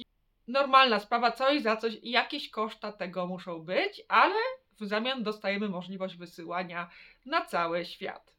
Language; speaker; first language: Polish; native; Polish